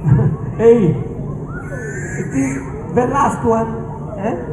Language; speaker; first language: English; non-native, learner; Italian